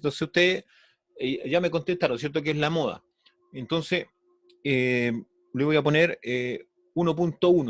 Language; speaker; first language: Spanish; native; Spanish